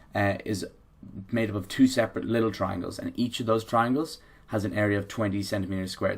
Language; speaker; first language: English; native; English